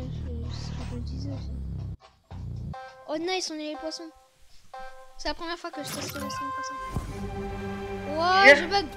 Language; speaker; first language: French; native; French